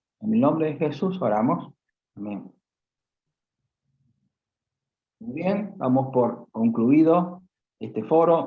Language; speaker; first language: Spanish; native; Spanish